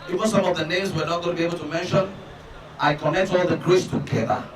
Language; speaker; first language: English; non-native, local second language; Yoruba